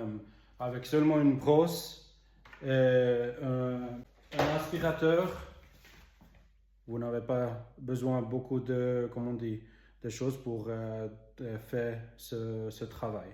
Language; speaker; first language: French; non-native, local second language; German